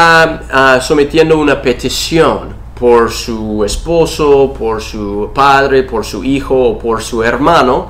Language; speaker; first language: Spanish; non-native, fluent; English